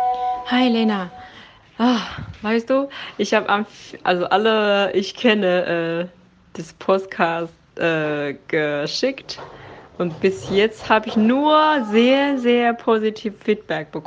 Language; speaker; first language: German; non-native, fluent; Chinese